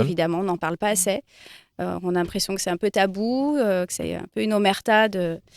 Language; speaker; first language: French; native; French